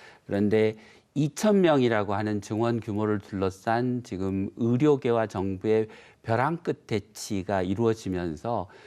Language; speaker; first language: Korean; native; Korean